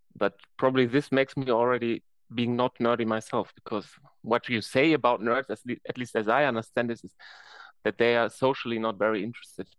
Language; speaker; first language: English; non-native, fluent; German